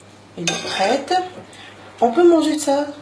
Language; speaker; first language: French; non-native, local second language; Arabic